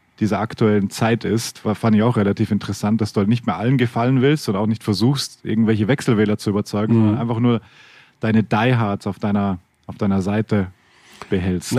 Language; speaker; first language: German; native; German